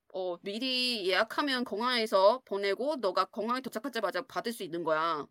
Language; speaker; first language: Korean; non-native, fluent; Chinese